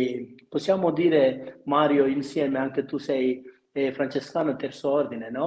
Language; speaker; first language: Italian; non-native, fluent; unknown